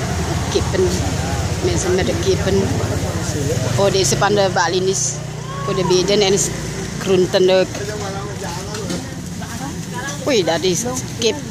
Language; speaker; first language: Dutch; non-native, learner; Indonesian